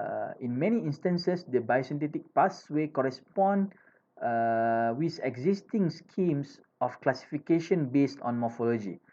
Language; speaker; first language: English; non-native, fluent; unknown